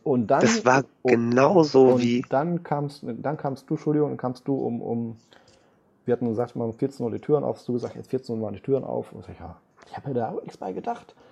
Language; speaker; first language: German; native; German